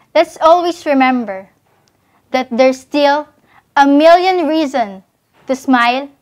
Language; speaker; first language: English; non-native, local second language; Filipino